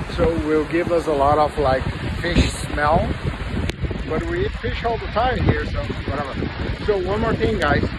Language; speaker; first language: English; non-native, fluent; Portuguese